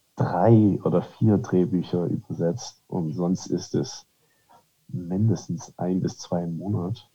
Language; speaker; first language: German; early bilingual, heritage; German